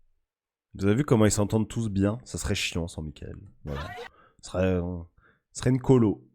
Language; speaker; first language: French; native; French